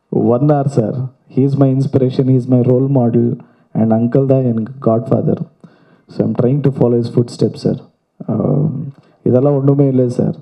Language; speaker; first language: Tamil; non-native, learner; Kannada